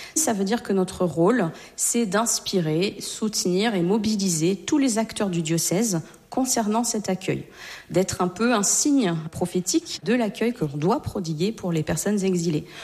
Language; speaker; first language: French; native; French